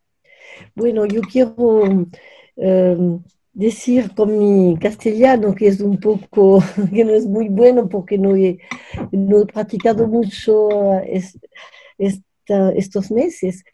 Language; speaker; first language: Spanish; non-native, learner; French